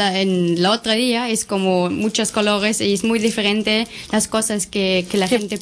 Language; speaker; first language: Spanish; non-native, learner; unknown